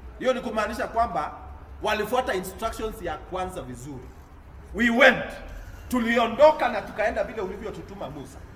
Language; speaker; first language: Swahili; non-native, local second language; Kalenjin